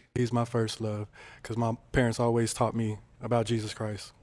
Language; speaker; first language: English; native; English